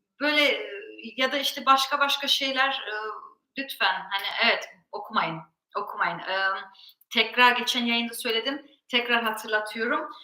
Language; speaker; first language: Turkish; early bilingual, heritage; Turkish